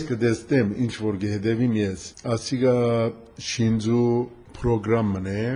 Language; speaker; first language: Armenian; early bilingual, heritage; Armenian